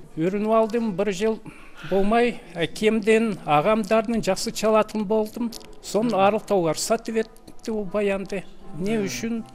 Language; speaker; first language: Kazakh; non-native, local second language; Russian